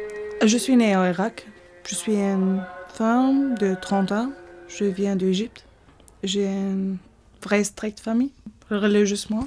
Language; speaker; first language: French; non-native, learner; Arabic